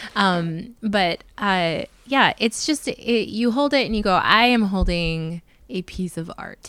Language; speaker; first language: English; native; English